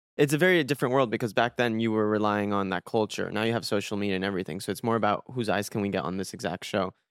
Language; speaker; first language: English; early bilingual, other home language; Spanish